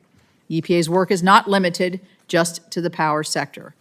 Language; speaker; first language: English; native; English